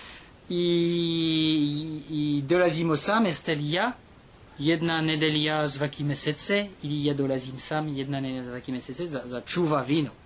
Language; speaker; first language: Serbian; non-native, learner; French